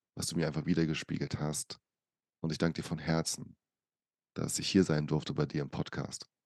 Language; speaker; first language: German; early bilingual, other home language; Portuguese